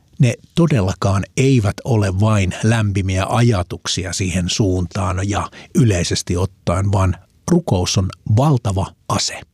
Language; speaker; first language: Finnish; native; Finnish